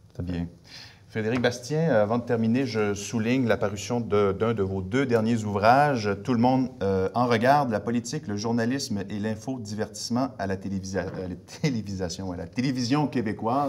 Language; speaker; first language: French; native; French